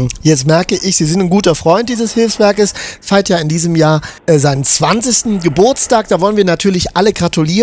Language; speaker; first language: German; native; German